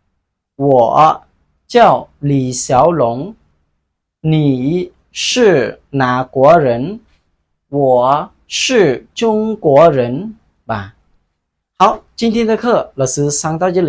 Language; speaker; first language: Chinese; non-native, fluent; Khmer